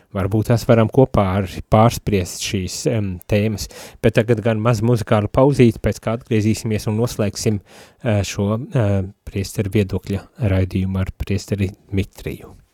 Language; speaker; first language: Latvian; native; Latvian